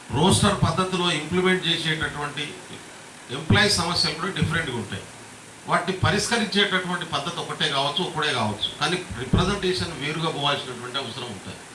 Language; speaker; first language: Telugu; non-native, local second language; Lambadi